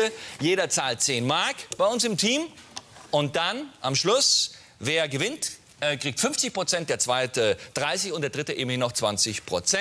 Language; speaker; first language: German; native; German